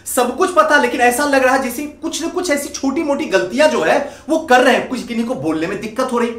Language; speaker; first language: Hindi; native; Hindi